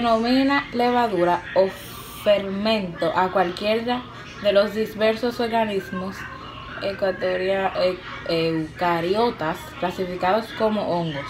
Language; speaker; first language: Spanish; native; Spanish